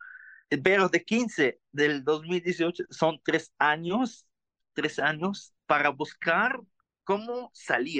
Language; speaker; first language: Spanish; non-native, learner; Arabic